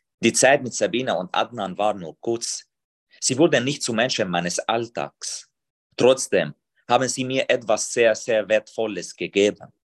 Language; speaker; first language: German; non-native, fluent; Arabic